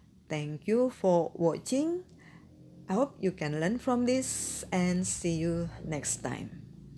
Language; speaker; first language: English; non-native, fluent; Indonesian